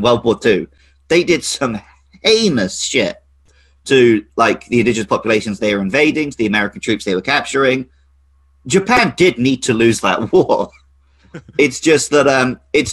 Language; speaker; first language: English; native; English